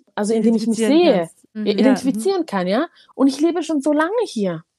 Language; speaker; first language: German; early bilingual, other home language; Tigrinya